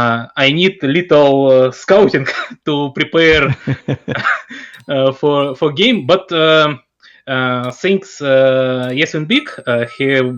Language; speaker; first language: English; non-native, learner; Russian